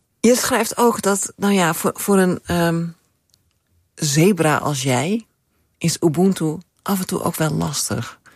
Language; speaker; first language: Dutch; native; Dutch